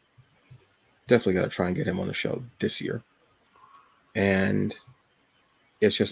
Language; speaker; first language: English; native; English